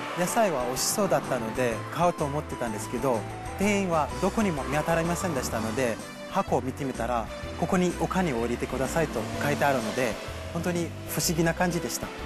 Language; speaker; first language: Japanese; non-native, fluent; Cebuano